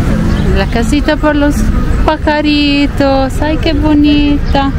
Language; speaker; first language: Spanish; non-native, fluent; Italian